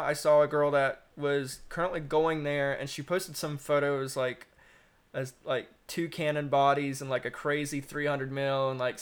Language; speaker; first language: English; native; English